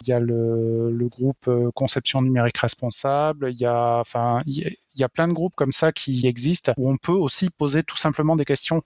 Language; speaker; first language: French; native; French